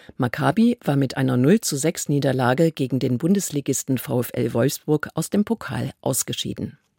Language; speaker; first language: German; native; German